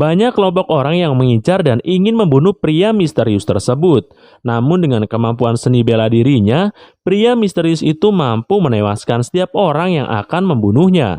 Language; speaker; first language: Indonesian; native; Indonesian